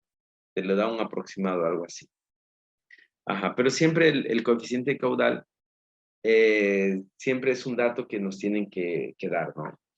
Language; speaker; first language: Spanish; native; Spanish